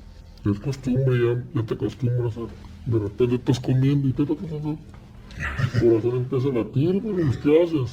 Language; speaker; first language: Spanish; native; Spanish